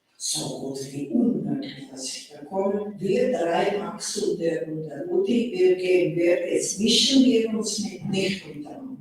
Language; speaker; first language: German; non-native, fluent; Croatian